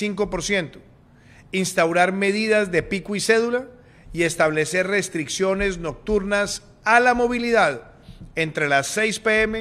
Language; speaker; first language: Spanish; native; Spanish